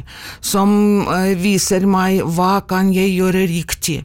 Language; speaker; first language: Norwegian; non-native, learner; Ukrainian